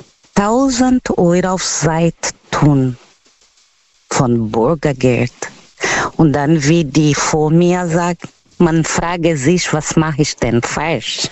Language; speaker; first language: German; non-native, learner; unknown